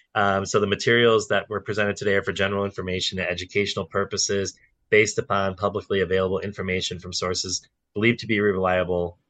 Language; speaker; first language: English; native; English